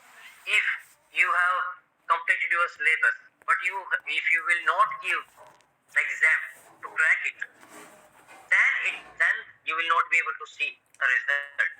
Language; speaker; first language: English; non-native, local second language; Hindi